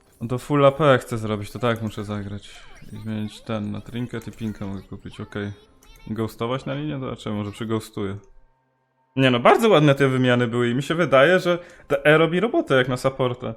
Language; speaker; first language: Polish; native; Polish